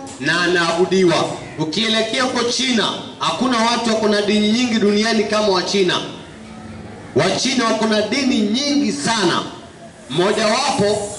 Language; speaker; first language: Swahili; native; Swahili